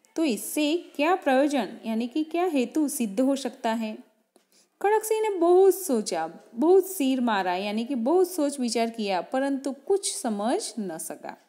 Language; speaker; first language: Hindi; non-native, local second language; Gujarati